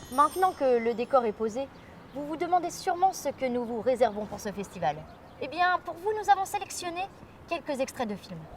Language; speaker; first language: French; native; French